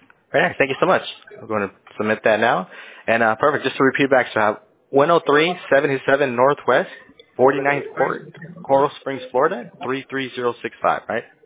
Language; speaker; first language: English; early bilingual, other home language; Spanish